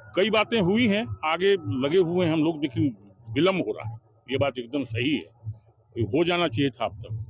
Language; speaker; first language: Hindi; native; Hindi